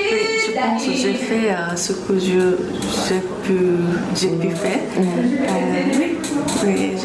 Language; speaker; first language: French; non-native, learner; Japanese